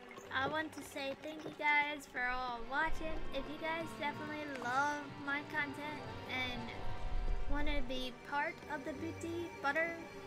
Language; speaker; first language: English; native; English